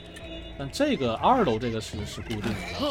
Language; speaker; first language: Chinese; native; Chinese